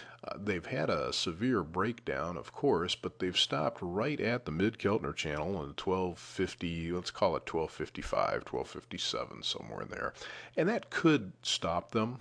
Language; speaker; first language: English; native; English